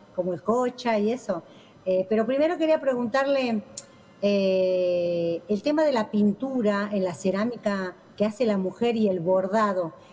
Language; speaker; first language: Spanish; native; Spanish